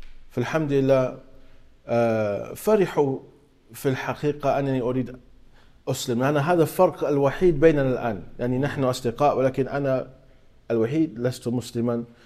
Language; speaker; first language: Arabic; non-native, fluent; English